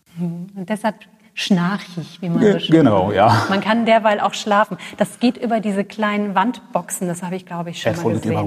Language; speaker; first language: German; native; German